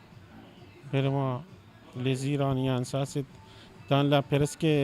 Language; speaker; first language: French; non-native, learner; Persian